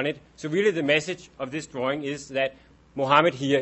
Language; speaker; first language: English; non-native, fluent; Danish